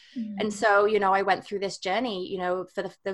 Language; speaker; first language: English; native; English